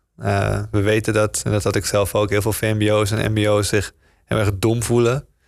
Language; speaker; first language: Dutch; native; Dutch